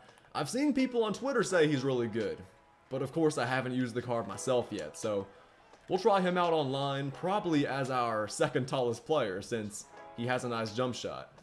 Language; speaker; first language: English; native; English